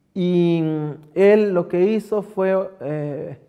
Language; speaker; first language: Spanish; native; Spanish